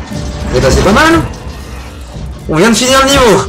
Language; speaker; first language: French; native; French